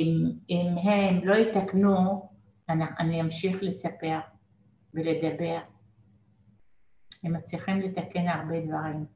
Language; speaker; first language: Hebrew; non-native, fluent; Arabic